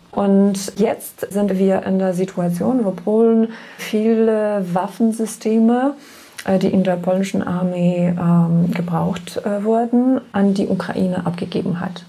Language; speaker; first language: German; non-native, fluent; Polish